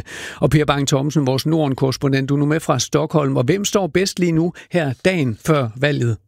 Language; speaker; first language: Danish; native; Danish